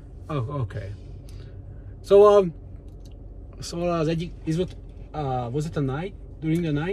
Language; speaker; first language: English; non-native, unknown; Hungarian